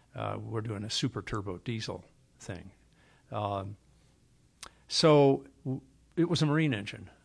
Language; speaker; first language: English; native; English